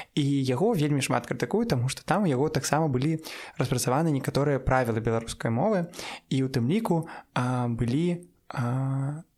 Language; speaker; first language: Belarusian; non-native, local second language; Russian